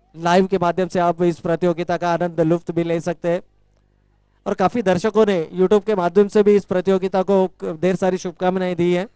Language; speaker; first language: Hindi; non-native, local second language; Marathi